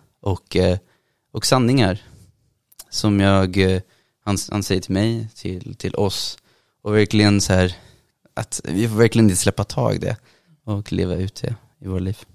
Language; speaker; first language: Swedish; native; Swedish